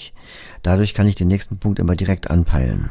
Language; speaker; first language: German; native; German